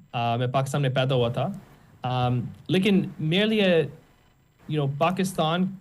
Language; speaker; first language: Urdu; native; Urdu